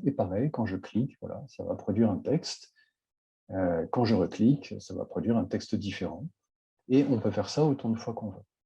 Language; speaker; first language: French; native; French